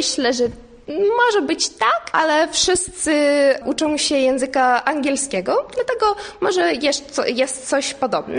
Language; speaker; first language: Polish; non-native, learner; Ukrainian